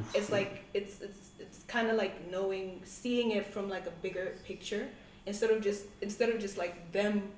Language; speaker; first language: English; non-native, local second language; Tswana